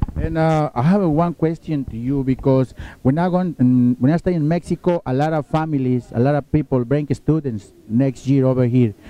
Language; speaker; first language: English; non-native, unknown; Spanish